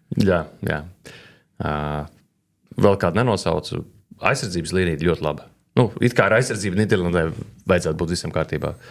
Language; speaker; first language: Latvian; native; Latvian